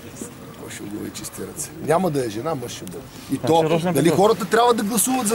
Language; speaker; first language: Bulgarian; native; Bulgarian